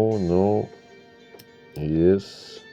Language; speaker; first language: English; non-native, learner; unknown